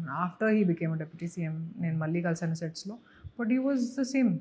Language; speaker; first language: Telugu; non-native, local second language; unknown